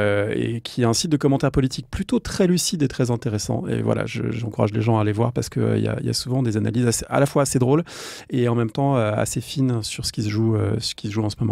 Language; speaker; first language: French; native; French